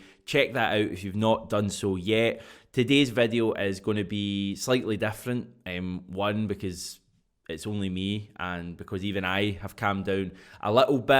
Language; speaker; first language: English; native; English